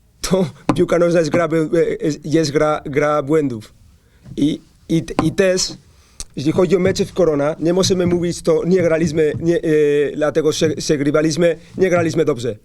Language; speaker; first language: Polish; non-native, learner; Spanish